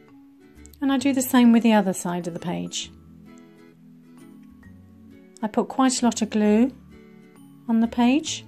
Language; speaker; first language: English; native; English